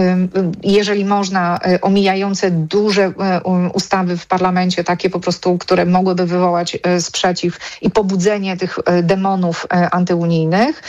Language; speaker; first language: Polish; native; Polish